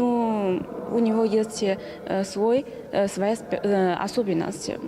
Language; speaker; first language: Russian; non-native, learner; Chinese